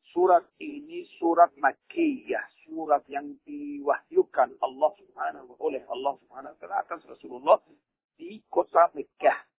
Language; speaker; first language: Indonesian; non-native, fluent; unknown